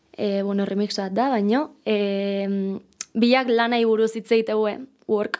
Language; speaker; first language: Basque; native; Basque